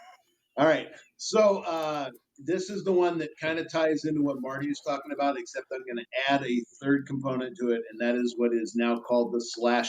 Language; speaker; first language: English; native; English